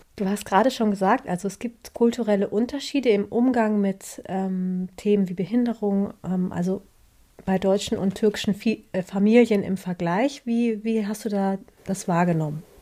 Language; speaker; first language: German; early bilingual, other home language; Turkish